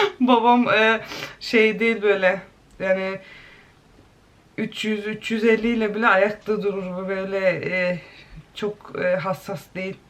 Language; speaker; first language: Turkish; early bilingual, heritage; Turkish